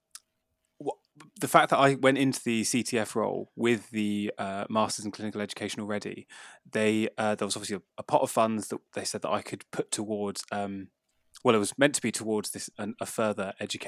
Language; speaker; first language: English; native; English